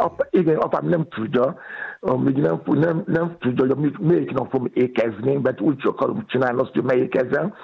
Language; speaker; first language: Hungarian; non-native, learner; Yoruba